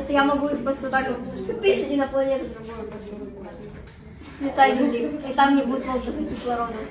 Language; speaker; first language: Russian; native; Russian